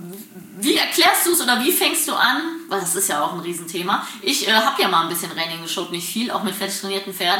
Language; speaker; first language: German; native; German